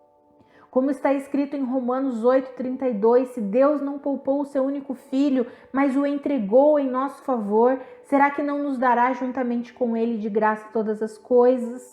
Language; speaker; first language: Portuguese; native; Portuguese